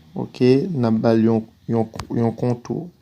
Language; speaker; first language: French; non-native, learner; Haitian Creole